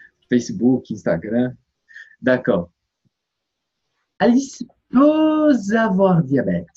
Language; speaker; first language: French; non-native, fluent; Portuguese